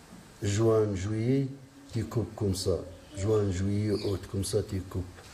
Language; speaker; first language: French; non-native, learner; Arabic